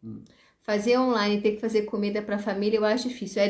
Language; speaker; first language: Portuguese; native; Portuguese